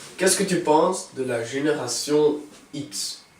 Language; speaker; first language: French; non-native, learner; Dutch